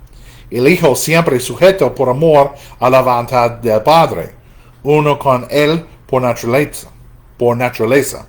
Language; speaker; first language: Spanish; non-native, fluent; English